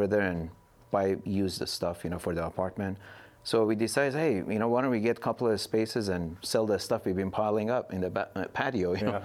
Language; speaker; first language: English; non-native, fluent; Persian